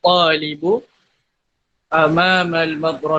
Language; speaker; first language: Arabic; non-native, learner; Malay